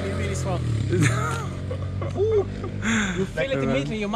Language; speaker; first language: English; non-native, fluent; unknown